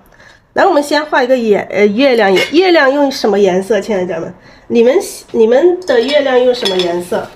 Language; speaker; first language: Chinese; native; Chinese